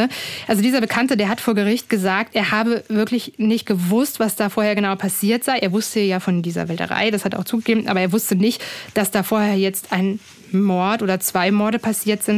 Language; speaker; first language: German; native; German